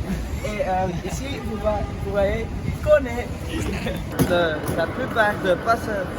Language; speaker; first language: French; non-native, learner; Dutch